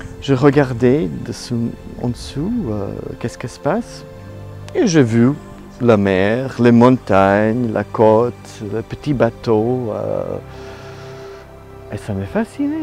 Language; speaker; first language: French; non-native, learner; Italian